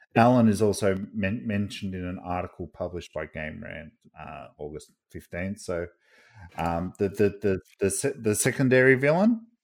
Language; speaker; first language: English; native; English